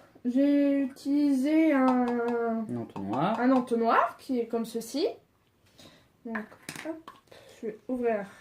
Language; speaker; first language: French; native; French